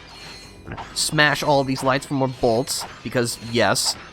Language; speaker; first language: English; native; English